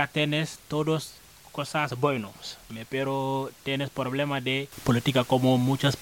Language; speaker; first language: Spanish; non-native, learner; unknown